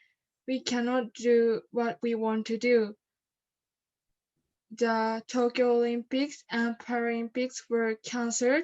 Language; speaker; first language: English; non-native, learner; Japanese